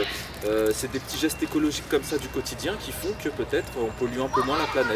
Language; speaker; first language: French; native; French